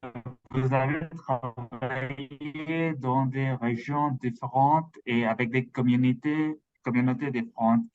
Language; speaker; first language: French; non-native, learner; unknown